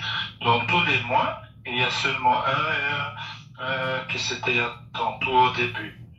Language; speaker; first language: French; non-native, local second language; Dutch